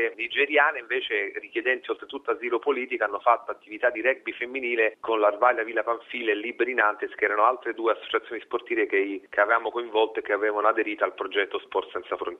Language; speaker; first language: Italian; native; Italian